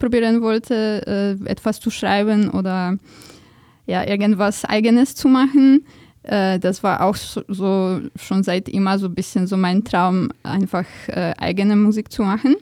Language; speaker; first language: German; non-native, fluent; Polish